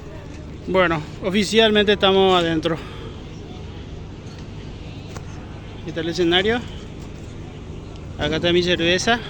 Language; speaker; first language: Spanish; native; Spanish